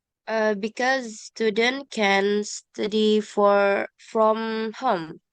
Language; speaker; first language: English; non-native, learner; Indonesian